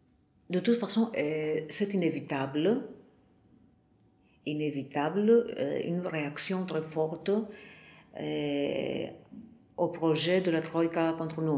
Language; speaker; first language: French; non-native, fluent; Greek